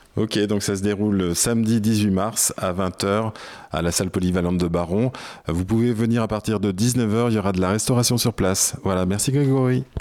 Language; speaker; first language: French; native; French